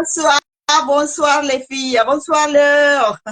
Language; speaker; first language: French; non-native, learner; Spanish